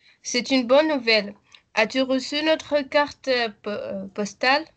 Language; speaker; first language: French; non-native, learner; Arabic